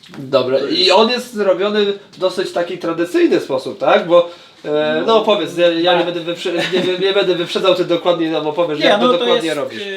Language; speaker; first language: Polish; native; Polish